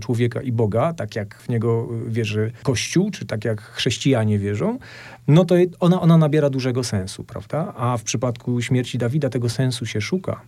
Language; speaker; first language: Polish; native; Polish